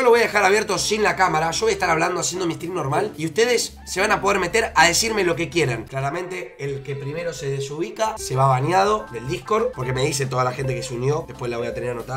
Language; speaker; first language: Spanish; native; Spanish